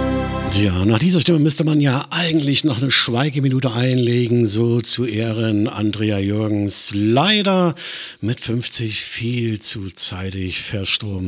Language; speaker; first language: German; native; German